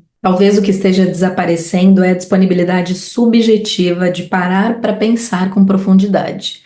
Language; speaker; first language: Portuguese; native; Portuguese